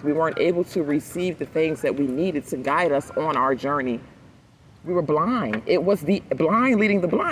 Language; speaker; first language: English; native; English